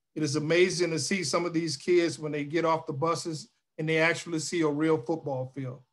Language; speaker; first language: English; native; English